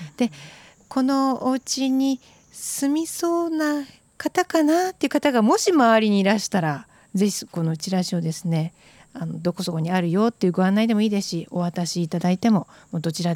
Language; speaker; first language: Japanese; native; Japanese